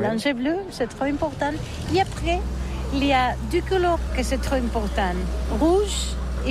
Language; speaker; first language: French; non-native, learner; Catalan